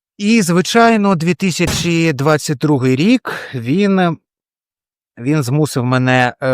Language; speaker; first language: Ukrainian; non-native, local second language; Russian